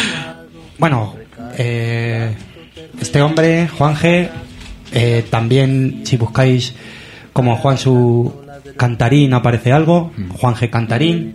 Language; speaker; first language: Spanish; native; Spanish